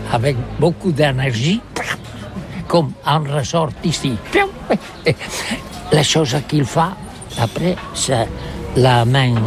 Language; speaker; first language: French; non-native, learner; Catalan